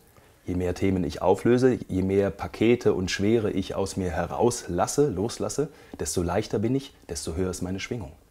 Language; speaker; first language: German; native; German